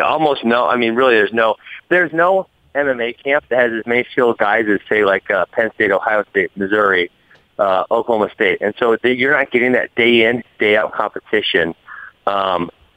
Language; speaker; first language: English; native; English